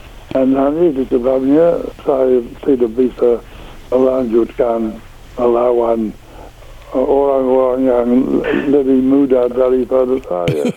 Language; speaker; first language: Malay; non-native, learner; English